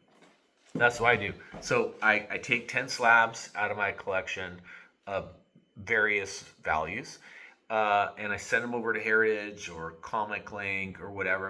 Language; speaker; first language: English; native; English